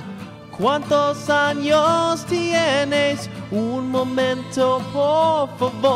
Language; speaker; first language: Spanish; non-native, learner; English